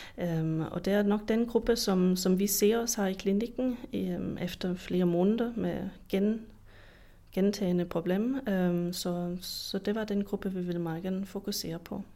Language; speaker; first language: Danish; non-native, fluent; German